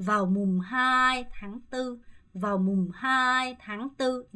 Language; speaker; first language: Vietnamese; non-native, fluent; Korean